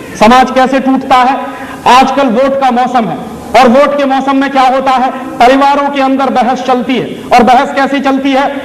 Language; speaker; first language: Hindi; native; Hindi